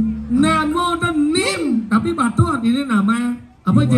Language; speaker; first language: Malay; non-native, local second language; Balinese